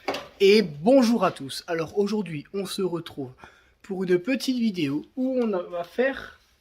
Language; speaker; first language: French; native; French